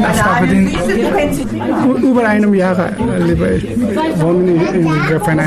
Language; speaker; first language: German; non-native, learner; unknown